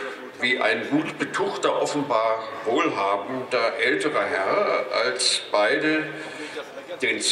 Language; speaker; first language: German; native; German